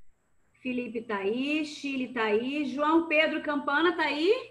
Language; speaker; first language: Portuguese; native; Portuguese